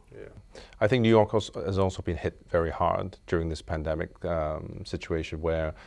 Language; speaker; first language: English; native; English